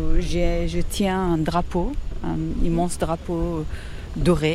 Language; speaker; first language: French; non-native, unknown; Persian